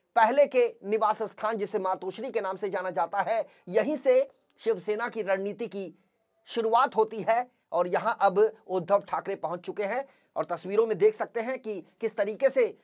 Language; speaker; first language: Hindi; native; Hindi